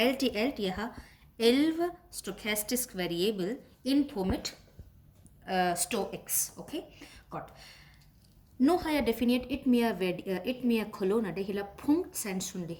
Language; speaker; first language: Danish; non-native, fluent; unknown